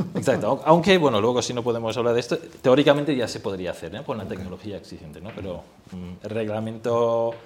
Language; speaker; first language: Spanish; non-native, fluent; German